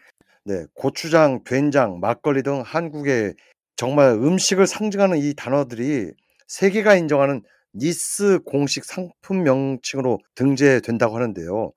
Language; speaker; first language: Korean; native; Korean